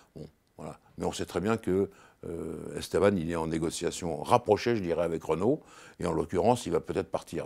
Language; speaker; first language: French; native; French